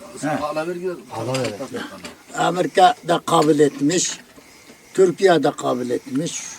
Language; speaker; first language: Turkish; non-native, learner; Kyrgyz